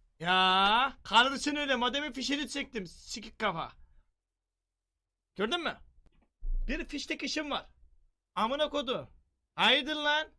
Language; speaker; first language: Turkish; native; Turkish